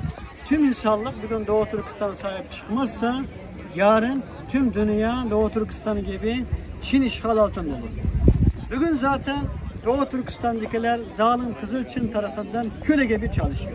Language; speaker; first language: Turkish; non-native, fluent; Uyghur